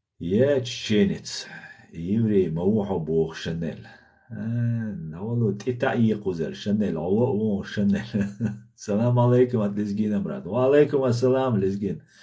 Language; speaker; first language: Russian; non-native, local second language; Chechen